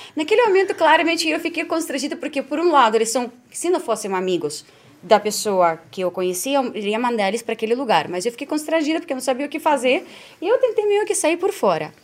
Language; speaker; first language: Portuguese; non-native, fluent; Spanish